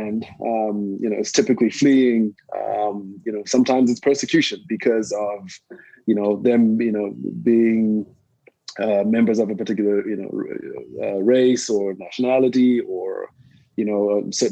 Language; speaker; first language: English; non-native, local second language; Shona